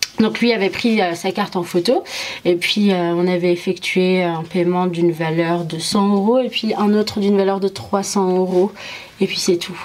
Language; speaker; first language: French; early bilingual, other home language; Arabic